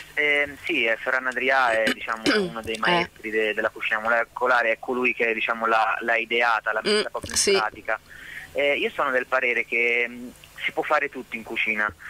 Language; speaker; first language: Italian; native; Italian